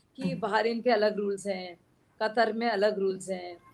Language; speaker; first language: Hindi; native; Hindi